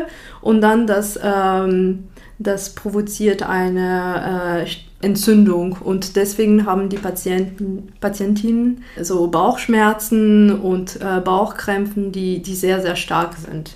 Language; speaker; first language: German; non-native, fluent; French